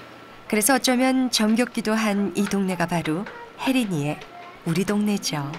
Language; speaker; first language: Korean; native; Korean